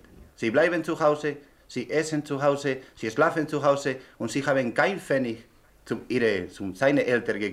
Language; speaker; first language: German; non-native, learner; Spanish